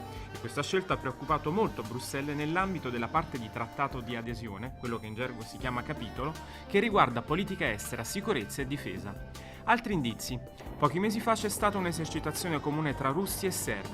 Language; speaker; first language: Italian; native; Italian